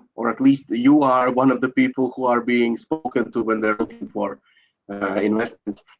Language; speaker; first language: English; non-native, fluent; Latvian